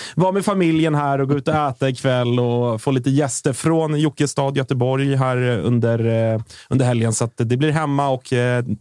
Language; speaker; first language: Swedish; native; Swedish